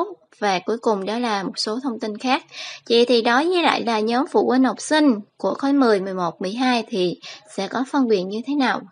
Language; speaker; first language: Vietnamese; native; Vietnamese